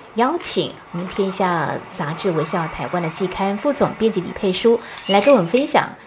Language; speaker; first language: Chinese; native; Chinese